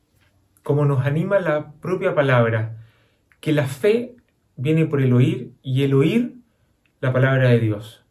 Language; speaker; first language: Spanish; native; Spanish